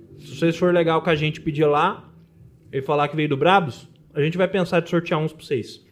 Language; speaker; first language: Portuguese; native; Portuguese